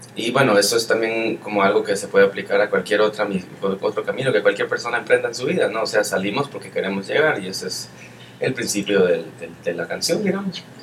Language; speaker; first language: Spanish; native; Spanish